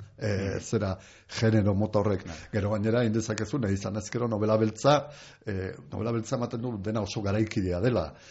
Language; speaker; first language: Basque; non-native, local second language; Spanish